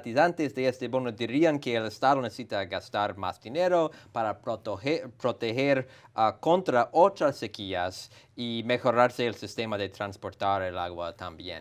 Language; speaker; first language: Spanish; non-native, fluent; English